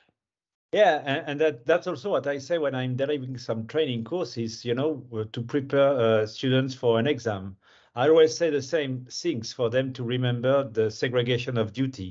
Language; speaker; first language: English; non-native, fluent; French